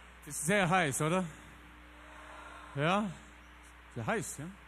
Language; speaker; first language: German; non-native, learner; English